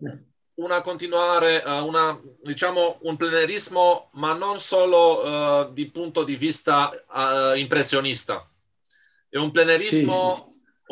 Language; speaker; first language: Italian; non-native, fluent; Romanian